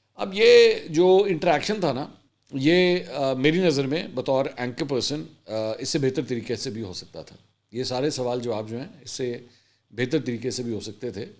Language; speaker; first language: Urdu; native; Urdu